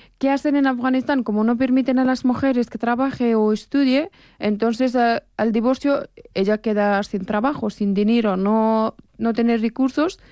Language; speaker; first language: Spanish; non-native, fluent; Persian